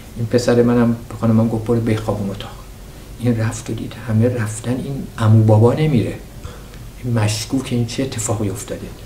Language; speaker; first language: Persian; native; Persian